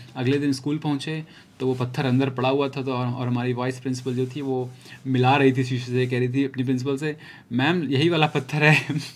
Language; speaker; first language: Hindi; native; Hindi